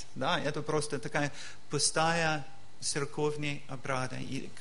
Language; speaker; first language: Russian; non-native, learner; English